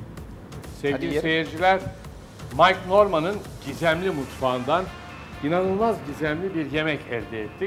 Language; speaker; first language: Turkish; native; Turkish